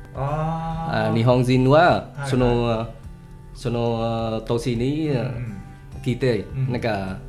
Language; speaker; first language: Japanese; non-native, learner; Vietnamese